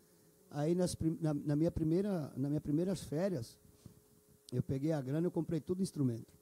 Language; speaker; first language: Portuguese; native; Portuguese